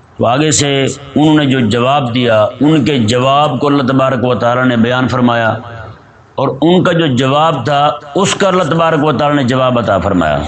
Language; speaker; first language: Urdu; non-native, local second language; Punjabi